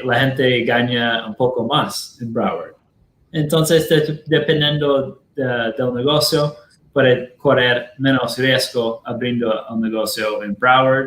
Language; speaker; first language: Spanish; non-native, fluent; Portuguese